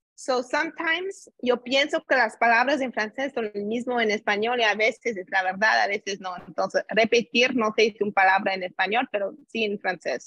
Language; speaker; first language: Spanish; non-native, learner; English